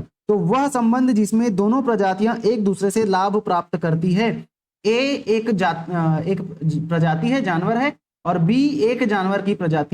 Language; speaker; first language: Hindi; native; Hindi